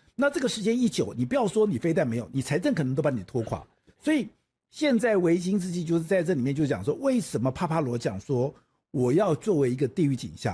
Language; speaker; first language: Chinese; native; Chinese